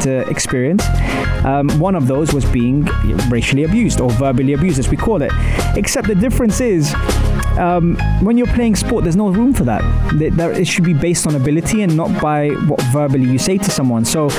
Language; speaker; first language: English; native; English